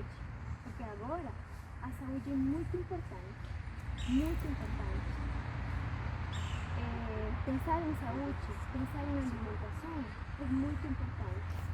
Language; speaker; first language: Portuguese; non-native, fluent; Spanish